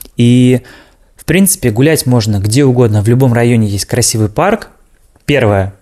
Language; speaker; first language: Russian; native; Russian